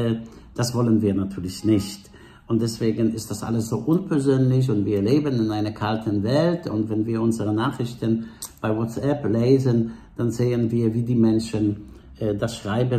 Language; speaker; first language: German; non-native, fluent; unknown